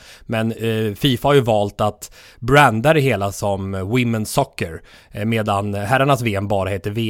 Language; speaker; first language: Swedish; native; Swedish